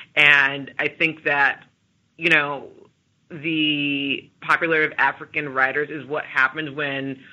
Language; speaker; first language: English; native; English